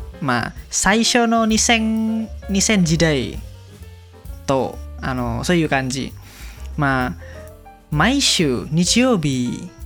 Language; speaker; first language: Japanese; non-native, learner; Indonesian